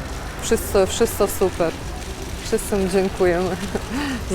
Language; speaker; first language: Polish; non-native, learner; Ukrainian